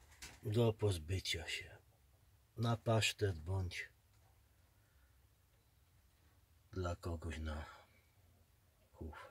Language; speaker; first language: Polish; native; Polish